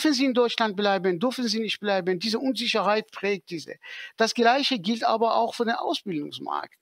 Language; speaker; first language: German; non-native, fluent; Persian